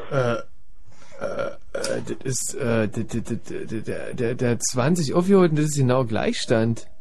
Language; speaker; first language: German; native; German